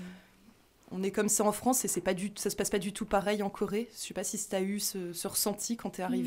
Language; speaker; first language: French; native; French